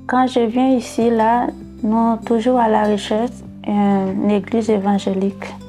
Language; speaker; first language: French; non-native, learner; Haitian Creole